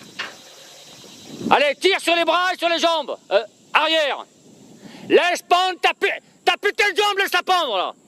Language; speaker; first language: French; native; French